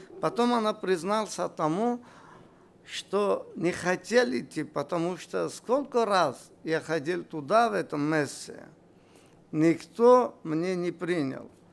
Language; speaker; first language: Russian; non-native, local second language; Armenian